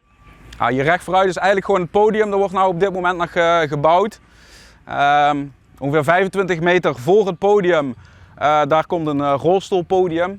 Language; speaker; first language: Dutch; native; Dutch